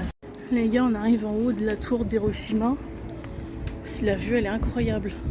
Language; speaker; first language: French; native; French